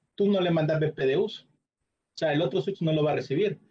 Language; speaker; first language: Spanish; native; Spanish